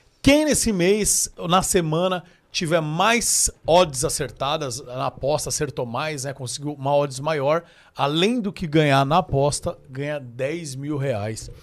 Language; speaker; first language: Portuguese; native; Portuguese